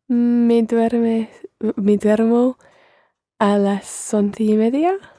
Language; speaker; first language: Spanish; non-native, learner; English